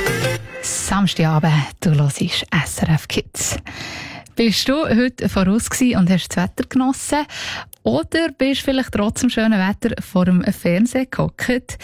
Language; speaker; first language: German; native; German